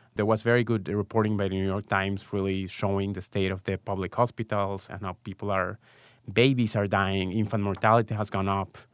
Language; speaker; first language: English; non-native, fluent; Spanish